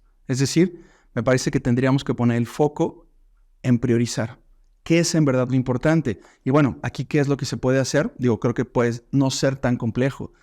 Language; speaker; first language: Spanish; native; Spanish